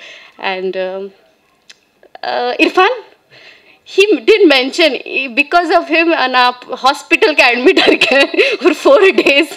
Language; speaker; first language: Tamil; non-native, fluent; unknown